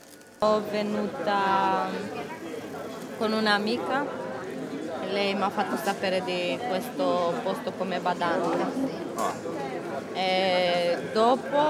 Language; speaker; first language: Italian; non-native, learner; Romanian